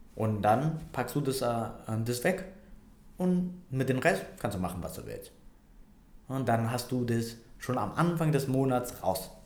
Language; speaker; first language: German; non-native, fluent; Vietnamese